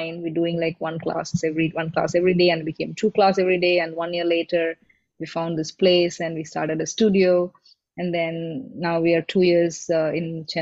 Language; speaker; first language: English; non-native, local second language; Tamil